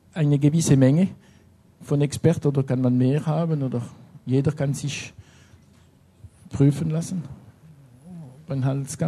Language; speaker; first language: German; non-native, learner; French